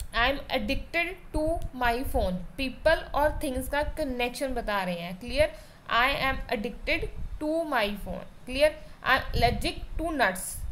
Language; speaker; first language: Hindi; non-native, local second language; Punjabi